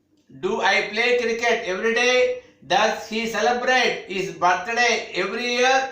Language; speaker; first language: English; non-native, local second language; Telugu